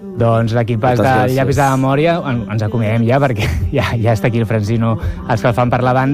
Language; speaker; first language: Catalan; native; Catalan